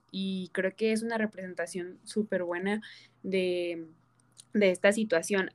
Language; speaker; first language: Spanish; native; Spanish